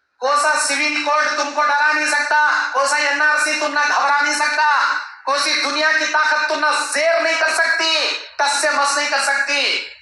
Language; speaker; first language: Urdu; native; Urdu